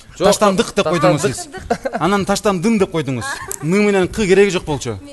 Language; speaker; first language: Kyrgyz; native; Kyrgyz